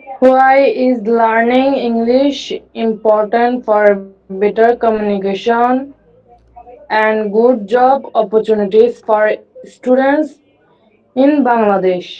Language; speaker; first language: English; non-native, learner; Bangla